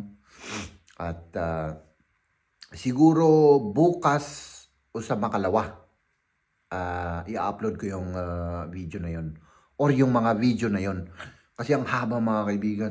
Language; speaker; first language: Filipino; native; Filipino